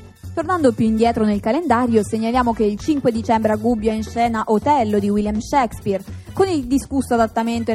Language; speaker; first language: Italian; native; Italian